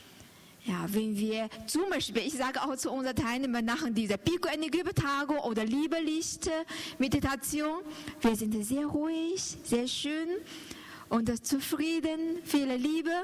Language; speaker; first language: German; non-native, learner; Chinese